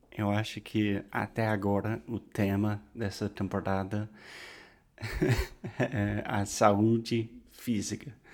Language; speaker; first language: Portuguese; non-native, fluent; English